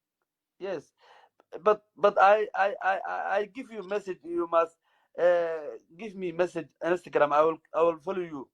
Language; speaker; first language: English; non-native, learner; Somali